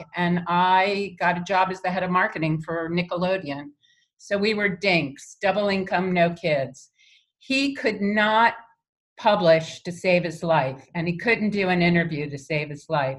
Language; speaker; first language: English; native; English